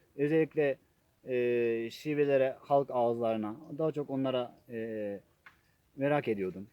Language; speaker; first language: Turkish; non-native, fluent; Japanese